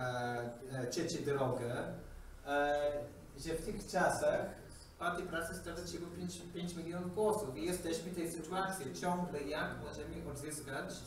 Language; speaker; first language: Polish; non-native, learner; English